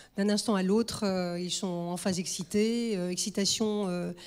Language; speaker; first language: French; native; French